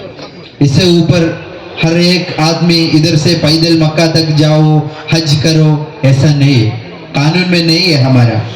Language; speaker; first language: Hindi; non-native, local second language; Malayalam